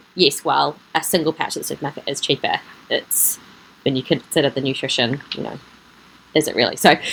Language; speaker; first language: English; native; English